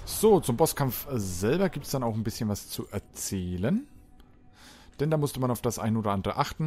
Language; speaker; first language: German; native; German